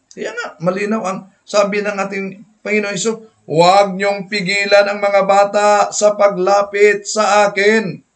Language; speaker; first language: Filipino; non-native, local second language; Cebuano